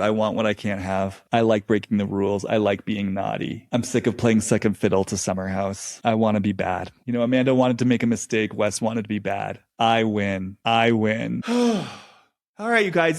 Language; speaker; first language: English; native; English